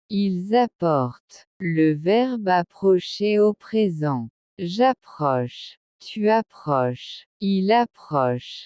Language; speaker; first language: French; non-native, local second language; Arabic